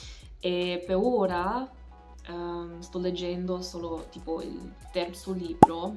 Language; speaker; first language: Italian; non-native, fluent; English